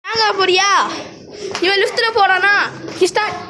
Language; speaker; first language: Tamil; native; Tamil